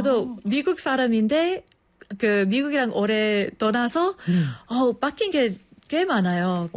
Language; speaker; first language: Korean; non-native, fluent; English